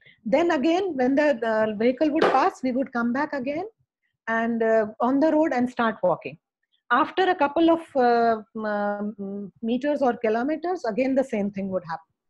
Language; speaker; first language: English; early bilingual, other home language; Hindi